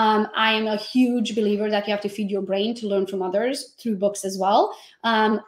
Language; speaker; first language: English; non-native, fluent; Hungarian